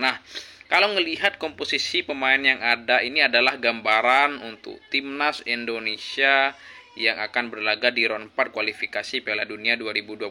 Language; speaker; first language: Indonesian; native; Indonesian